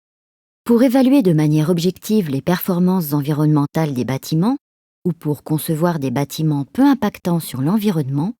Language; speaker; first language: French; native; French